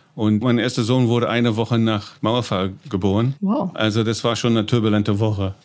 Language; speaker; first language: German; non-native, fluent; English